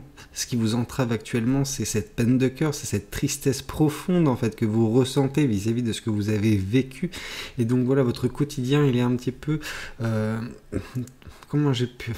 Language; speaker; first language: French; native; French